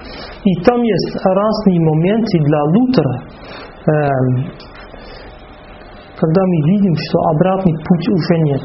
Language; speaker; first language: Russian; non-native, fluent; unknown